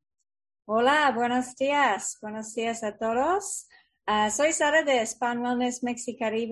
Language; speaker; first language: Spanish; non-native, fluent; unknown